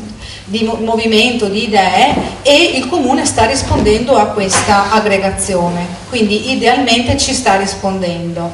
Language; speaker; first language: Italian; native; Italian